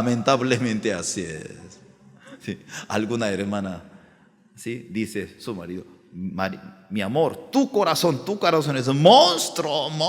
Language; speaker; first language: Spanish; non-native, learner; Korean